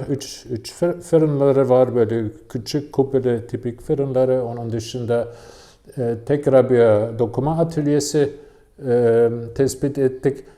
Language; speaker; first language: Turkish; non-native, fluent; German